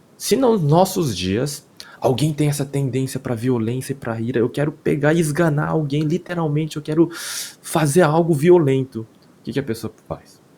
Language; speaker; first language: Portuguese; non-native, fluent; Korean